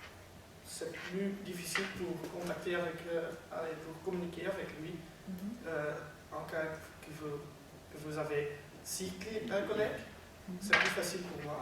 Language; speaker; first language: French; non-native, learner; Dutch